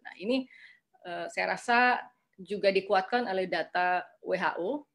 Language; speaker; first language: Indonesian; native; Indonesian